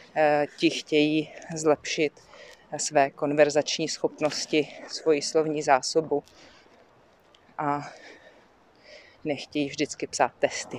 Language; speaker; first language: Czech; native; Czech